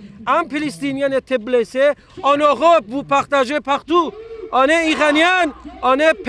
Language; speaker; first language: French; non-native, fluent; Persian